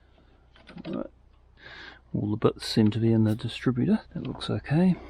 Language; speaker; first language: English; native; English